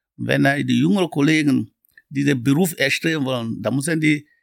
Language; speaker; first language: German; non-native, fluent; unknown